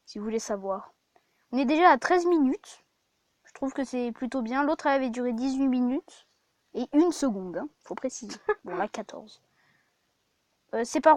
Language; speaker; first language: French; native; French